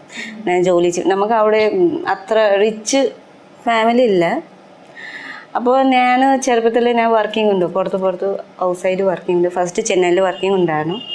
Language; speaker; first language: Malayalam; non-native, learner; Nepali